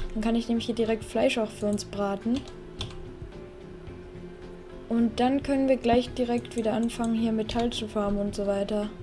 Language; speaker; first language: German; native; German